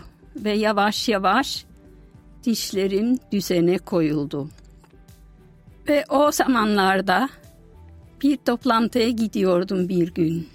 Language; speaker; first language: Turkish; non-native, fluent; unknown